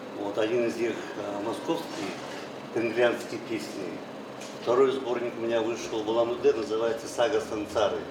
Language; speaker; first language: Russian; non-native, local second language; Buriat